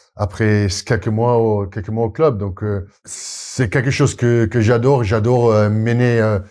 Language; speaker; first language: French; non-native, fluent; Afrikaans